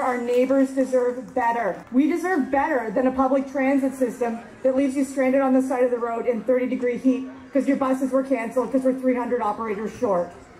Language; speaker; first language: English; native; English